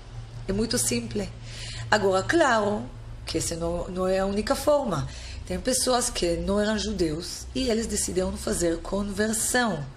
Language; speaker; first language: Portuguese; non-native, fluent; Hebrew